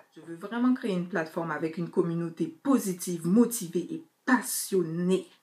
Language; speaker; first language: French; native; French